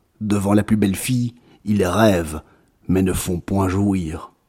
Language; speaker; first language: French; native; French